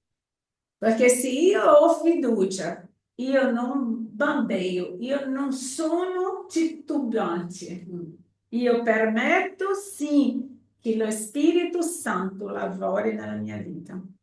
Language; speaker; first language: Italian; non-native, fluent; Portuguese